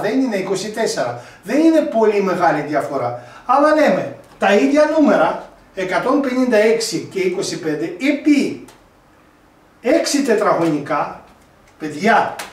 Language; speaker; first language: Greek; non-native, fluent; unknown